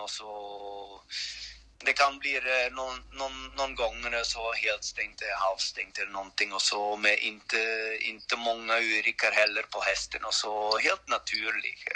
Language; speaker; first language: Swedish; non-native, learner; French